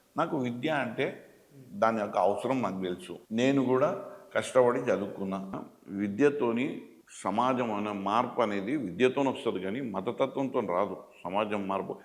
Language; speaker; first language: Telugu; native; Telugu